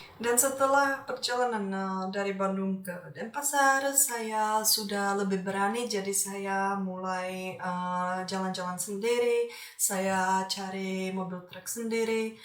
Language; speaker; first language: Indonesian; non-native, fluent; Czech